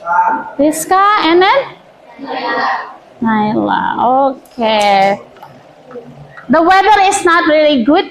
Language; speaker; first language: English; non-native, fluent; Indonesian